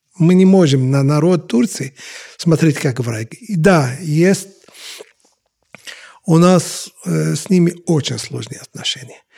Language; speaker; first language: Russian; non-native, fluent; Arabic